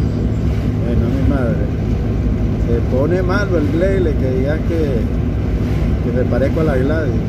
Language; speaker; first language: Spanish; native; Spanish